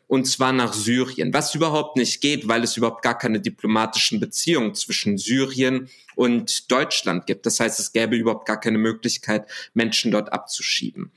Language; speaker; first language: German; early bilingual, other home language; Arabic